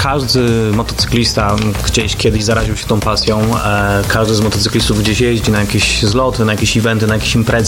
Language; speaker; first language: Polish; native; Polish